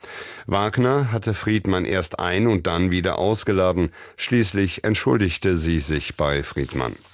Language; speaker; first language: German; native; German